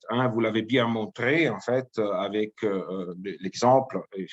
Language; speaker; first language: French; native; French